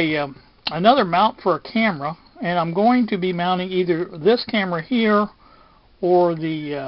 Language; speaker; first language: English; native; English